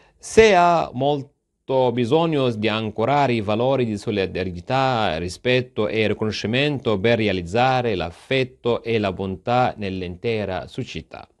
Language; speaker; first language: Italian; non-native, fluent; Arabic